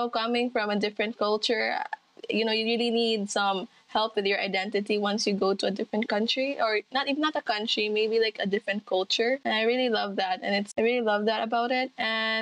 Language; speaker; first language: English; non-native, local second language; Cebuano